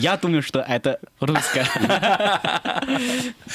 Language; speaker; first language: Russian; non-native, learner; Chinese